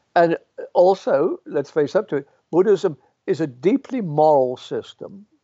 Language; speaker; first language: English; native; English